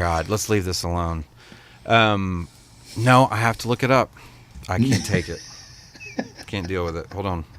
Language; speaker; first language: English; native; English